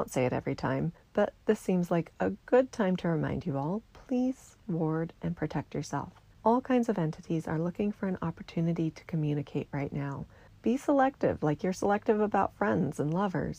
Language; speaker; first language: English; native; English